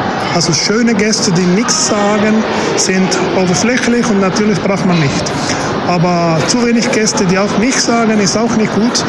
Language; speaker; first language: German; non-native, fluent; Spanish